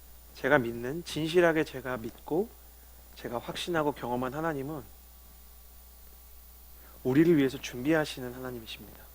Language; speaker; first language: Korean; native; Korean